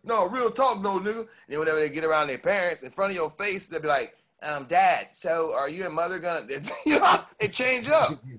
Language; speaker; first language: English; native; English